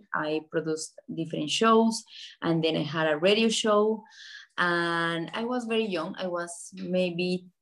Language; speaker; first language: English; non-native, fluent; Spanish